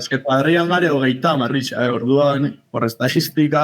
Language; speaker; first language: Basque; native; Basque